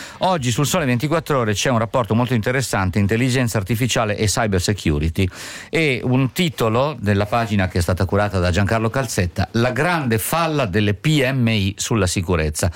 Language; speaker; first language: Italian; native; Italian